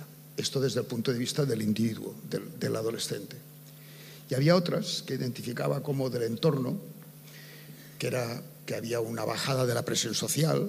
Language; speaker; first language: Spanish; native; Spanish